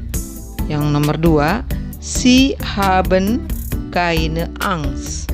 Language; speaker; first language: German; non-native, fluent; Indonesian